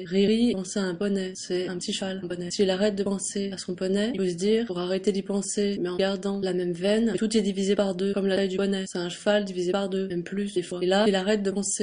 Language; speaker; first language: French; native; French